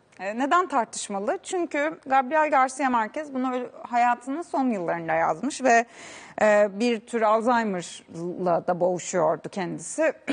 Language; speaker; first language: Turkish; native; Turkish